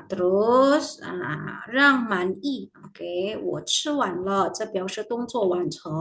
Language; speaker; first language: Chinese; non-native, fluent; Indonesian